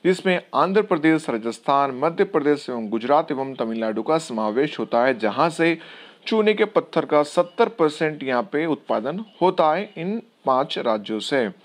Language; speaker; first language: Hindi; non-native, local second language; Gujarati